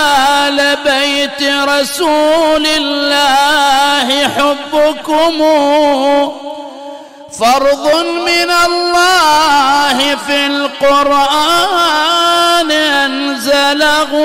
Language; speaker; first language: Arabic; native; Arabic